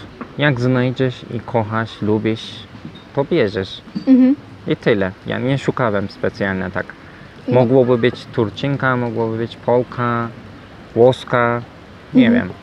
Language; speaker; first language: Polish; non-native, learner; Turkish